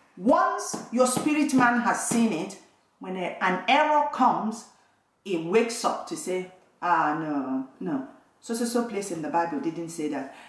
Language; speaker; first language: English; non-native, local second language; Igbo